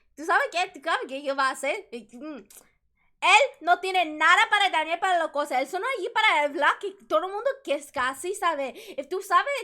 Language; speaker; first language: Spanish; non-native, learner; English